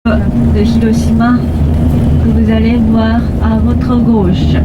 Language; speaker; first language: French; non-native, fluent; Japanese